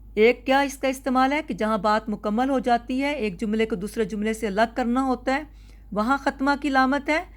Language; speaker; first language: Urdu; non-native, local second language; Punjabi